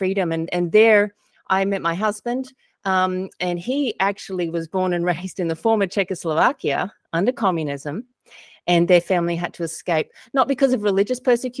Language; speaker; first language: English; native; English